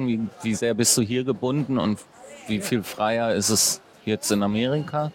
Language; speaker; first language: German; native; German